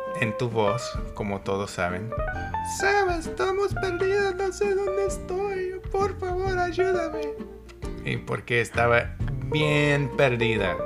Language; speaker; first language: Spanish; non-native, learner; English